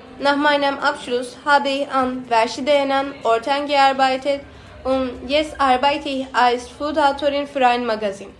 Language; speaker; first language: German; non-native, learner; Turkish